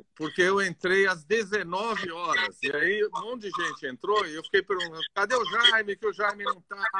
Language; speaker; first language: Portuguese; non-native, fluent; Greek